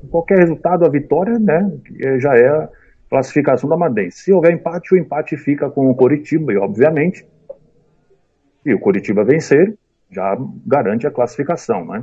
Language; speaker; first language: Portuguese; native; Portuguese